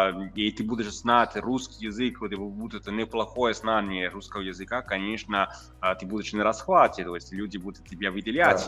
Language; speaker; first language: Russian; non-native, fluent; Italian